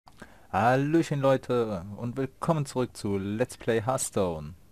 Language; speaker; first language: German; native; German